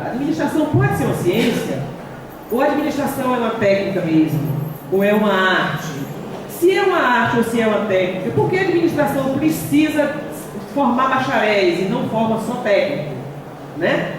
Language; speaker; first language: Portuguese; native; Portuguese